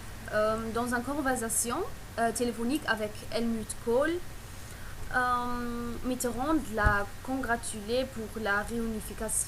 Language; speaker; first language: French; non-native, learner; German